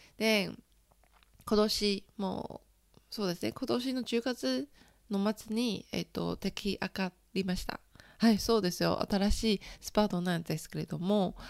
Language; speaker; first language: Japanese; non-native, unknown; Chinese